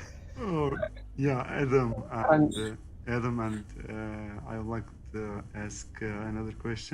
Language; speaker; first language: English; non-native, learner; Turkish